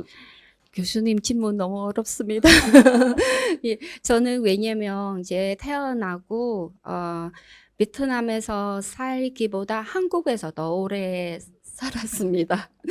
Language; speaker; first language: Korean; non-native, learner; Vietnamese